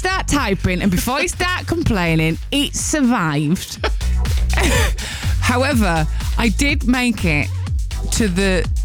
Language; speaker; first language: English; native; English